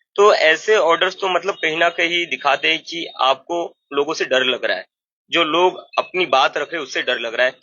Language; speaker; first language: Hindi; non-native, local second language; Marathi